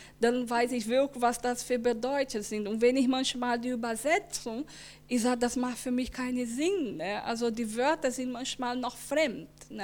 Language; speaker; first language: German; non-native, learner; Portuguese